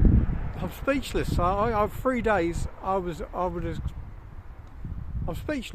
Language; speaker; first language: English; native; English